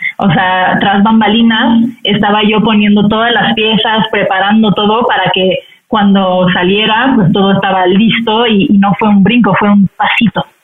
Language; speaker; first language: Spanish; non-native, fluent; French